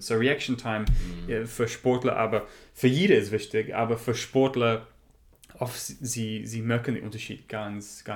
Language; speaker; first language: German; non-native, learner; English